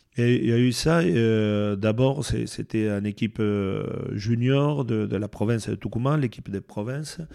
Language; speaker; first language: French; non-native, fluent; Spanish